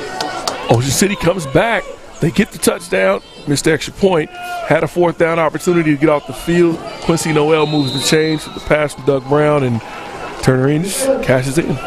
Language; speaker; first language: English; native; English